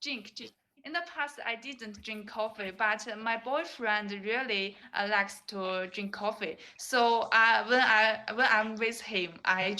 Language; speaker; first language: English; non-native, learner; Chinese